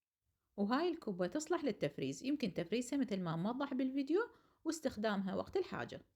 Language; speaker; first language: Arabic; native; Arabic